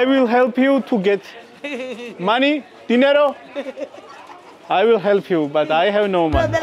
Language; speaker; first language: English; non-native, learner; Georgian